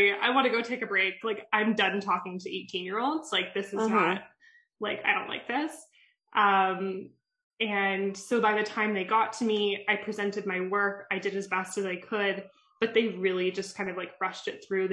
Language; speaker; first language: English; native; English